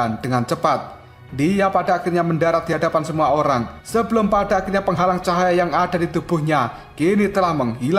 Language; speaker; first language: Indonesian; native; Indonesian